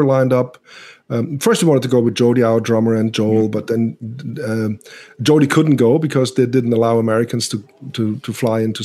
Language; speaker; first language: English; non-native, fluent; Swiss German